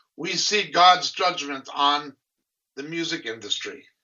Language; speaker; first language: English; native; English